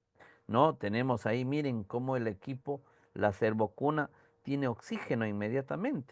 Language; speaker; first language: Spanish; native; Spanish